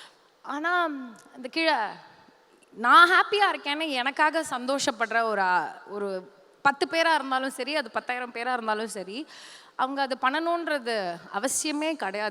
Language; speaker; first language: Tamil; native; Tamil